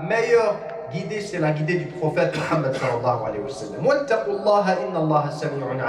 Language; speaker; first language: French; non-native, local second language; Arabic